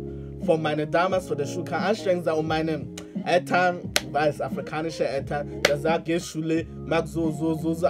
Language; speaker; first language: German; non-native, learner; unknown